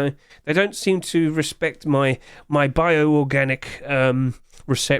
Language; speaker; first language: English; native; English